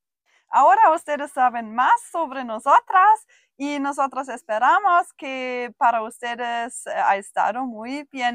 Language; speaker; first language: Spanish; non-native, fluent; German